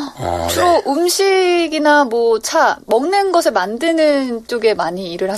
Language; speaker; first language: Korean; native; Korean